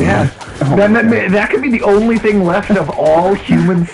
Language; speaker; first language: English; native; English